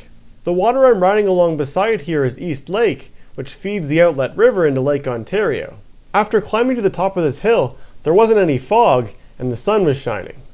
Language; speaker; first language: English; native; English